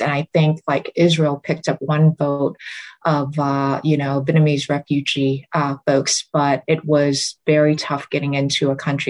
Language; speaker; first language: English; early bilingual, other home language; Vietnamese